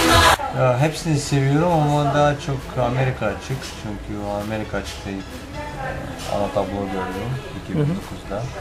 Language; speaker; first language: Turkish; non-native, fluent; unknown